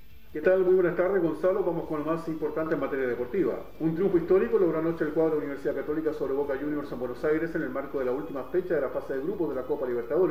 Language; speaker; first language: Spanish; native; Spanish